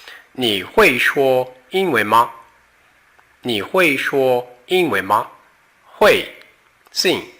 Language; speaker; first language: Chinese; non-native, learner; Portuguese